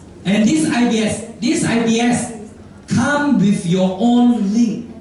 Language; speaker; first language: English; non-native, local second language; Chinese